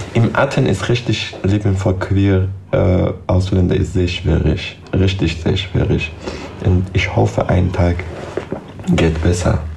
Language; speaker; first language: German; non-native, learner; Persian